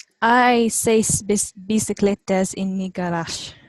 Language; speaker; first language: Spanish; non-native, learner; English